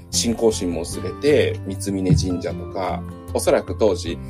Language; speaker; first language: Japanese; native; Japanese